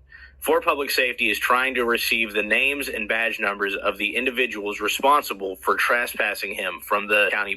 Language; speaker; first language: English; native; English